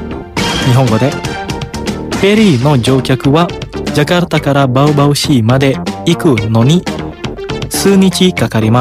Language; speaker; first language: Japanese; non-native, fluent; Indonesian